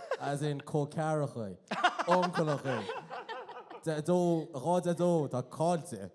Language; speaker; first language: Irish; native; Irish